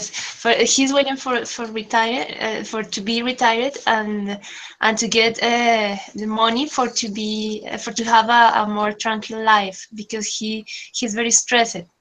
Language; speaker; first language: English; non-native, learner; Spanish